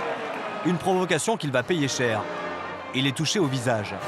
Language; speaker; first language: French; native; French